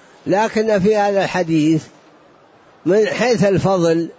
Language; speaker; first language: Arabic; native; Arabic